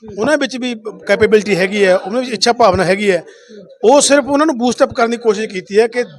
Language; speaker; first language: Punjabi; native; Punjabi